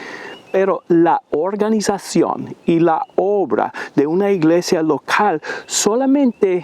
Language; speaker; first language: Spanish; non-native, fluent; English